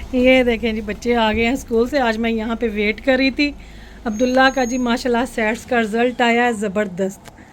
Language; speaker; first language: Urdu; non-native, local second language; Punjabi